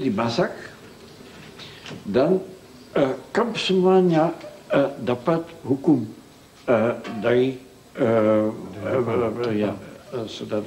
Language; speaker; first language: Indonesian; non-native, local second language; Dutch